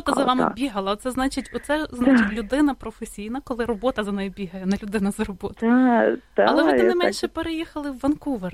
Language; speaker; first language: Ukrainian; native; Ukrainian